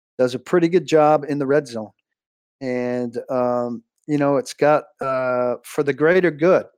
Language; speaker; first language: English; native; English